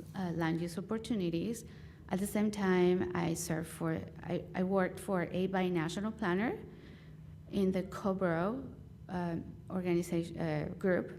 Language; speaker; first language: English; non-native, fluent; Spanish